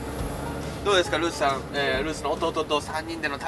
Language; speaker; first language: Japanese; native; Japanese